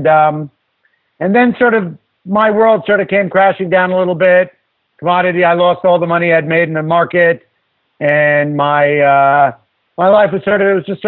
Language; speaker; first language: English; native; English